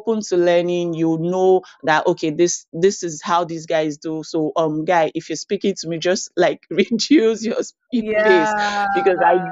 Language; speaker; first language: English; native; English